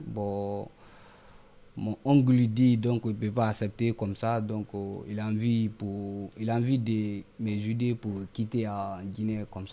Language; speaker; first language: French; non-native, local second language; Mandingo